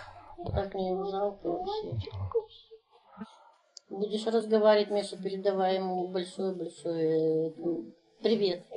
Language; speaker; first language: Russian; native; Russian